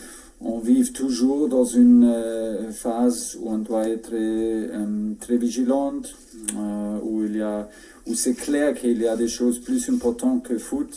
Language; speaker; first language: French; non-native, fluent; German